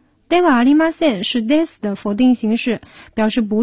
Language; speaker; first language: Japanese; non-native, fluent; Chinese